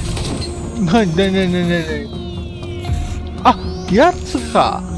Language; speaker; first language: Japanese; native; Japanese